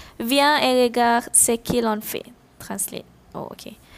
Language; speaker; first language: French; non-native, fluent; Malay